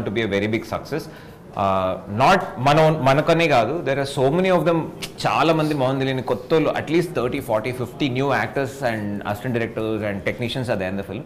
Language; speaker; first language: Telugu; native; Telugu